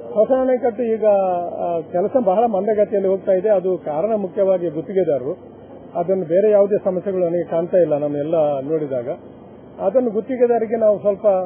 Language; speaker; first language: Kannada; native; Kannada